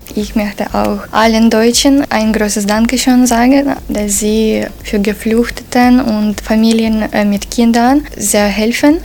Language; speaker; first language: German; non-native, fluent; Ukrainian